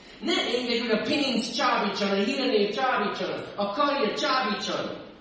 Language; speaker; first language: Hungarian; non-native, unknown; English